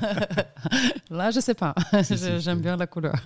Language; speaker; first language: French; non-native, fluent; Portuguese